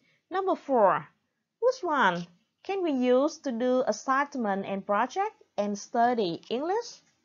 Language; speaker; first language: English; non-native, fluent; Vietnamese